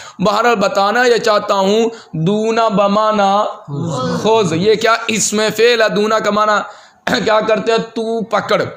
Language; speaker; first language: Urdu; non-native, local second language; Punjabi